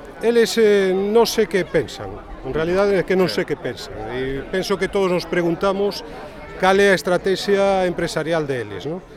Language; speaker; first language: Galician; native; Galician